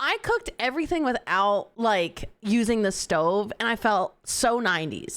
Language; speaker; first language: English; native; English